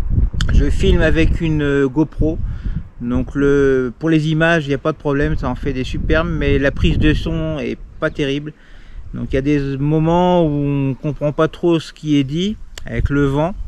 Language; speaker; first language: French; native; French